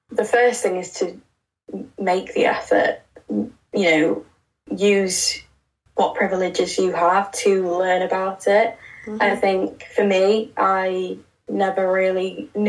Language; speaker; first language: English; native; English